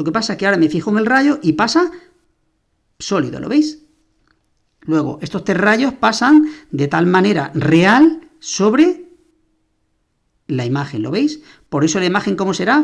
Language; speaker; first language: Spanish; native; Spanish